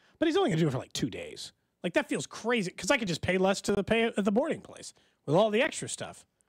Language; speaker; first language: English; native; English